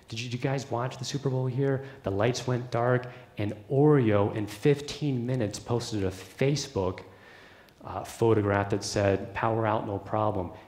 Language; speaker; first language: English; native; English